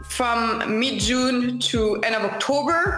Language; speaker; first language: English; non-native, fluent; French